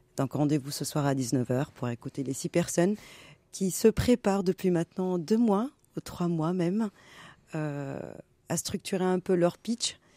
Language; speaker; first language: French; non-native, local second language; Arabic